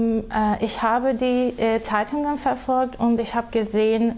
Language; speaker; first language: German; non-native, fluent; Turkish